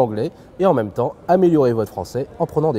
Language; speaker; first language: French; native; French